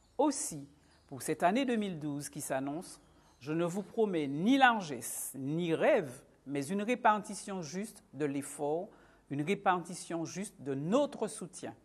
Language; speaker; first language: French; native; French